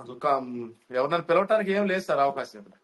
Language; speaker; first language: Telugu; native; Telugu